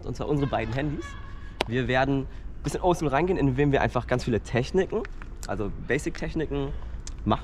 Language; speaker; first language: German; native; German